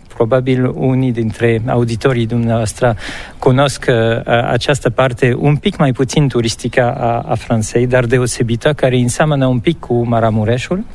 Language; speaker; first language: Romanian; non-native, fluent; French